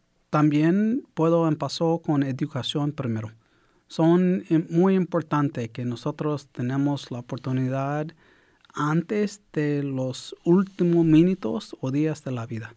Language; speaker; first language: Spanish; early bilingual, heritage; English